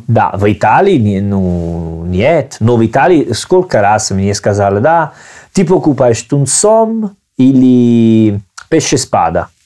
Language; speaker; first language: Russian; non-native, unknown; Italian